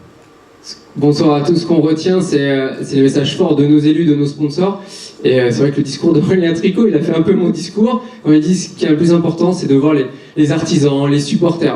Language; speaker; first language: French; native; French